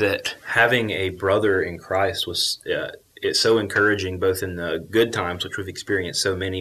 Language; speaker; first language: English; native; English